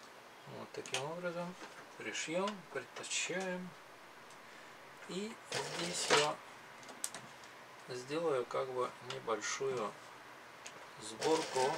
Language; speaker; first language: Russian; native; Russian